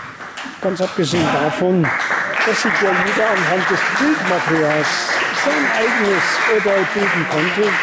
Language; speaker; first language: German; native; German